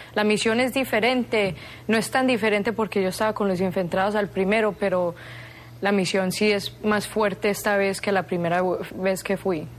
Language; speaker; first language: Spanish; early bilingual, heritage; Spanish